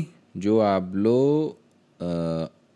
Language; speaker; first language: Spanish; non-native, learner; Hindi